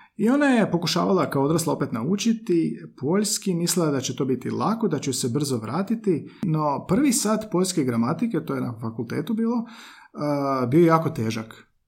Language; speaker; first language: Croatian; native; Croatian